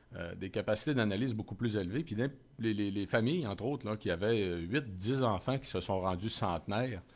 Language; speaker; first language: French; native; French